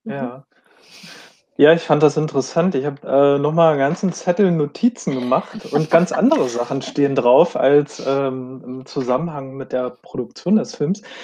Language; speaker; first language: German; native; German